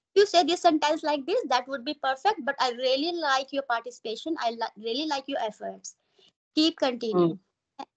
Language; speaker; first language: English; non-native, local second language; Hindi